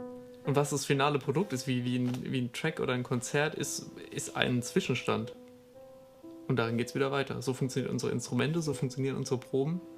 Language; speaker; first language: German; native; German